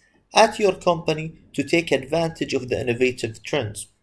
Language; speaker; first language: English; non-native, fluent; Arabic